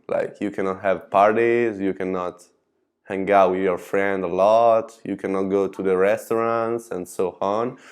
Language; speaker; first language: English; non-native, learner; Italian